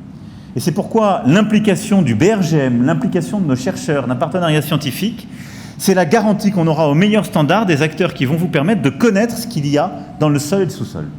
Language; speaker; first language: French; native; French